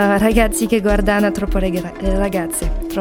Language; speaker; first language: Italian; non-native, learner; French